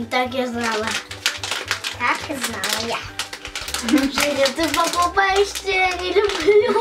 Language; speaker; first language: Russian; early bilingual, heritage; Russian